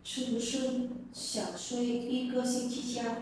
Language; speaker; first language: Chinese; non-native, learner; Vietnamese